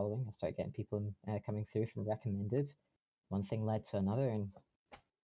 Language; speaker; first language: English; native; English